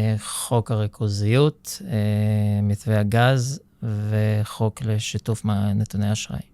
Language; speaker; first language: Hebrew; early bilingual, other home language; Russian